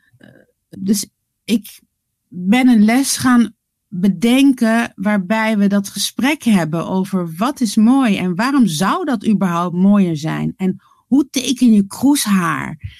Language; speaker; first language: Dutch; native; Dutch